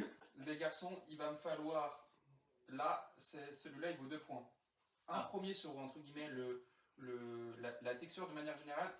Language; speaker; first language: French; native; French